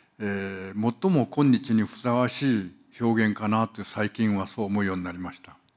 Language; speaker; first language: Japanese; non-native, fluent; Korean